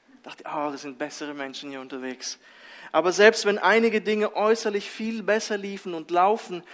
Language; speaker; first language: German; early bilingual, other home language; Russian